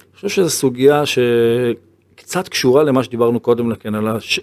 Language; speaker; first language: Hebrew; native; Hebrew